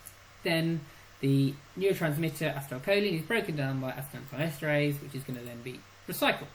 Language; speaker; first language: English; native; English